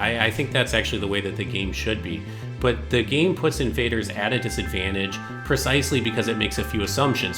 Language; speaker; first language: English; native; English